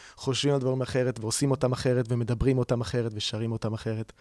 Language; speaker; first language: Hebrew; non-native, fluent; Italian